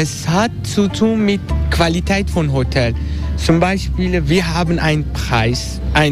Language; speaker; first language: German; non-native, learner; Turkish